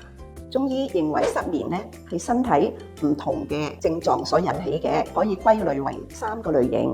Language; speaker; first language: Cantonese; native; Cantonese